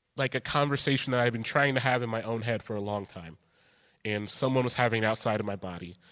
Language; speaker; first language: English; native; English